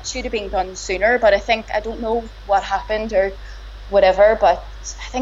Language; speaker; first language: English; native; English